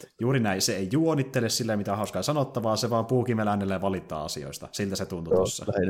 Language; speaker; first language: Finnish; native; Finnish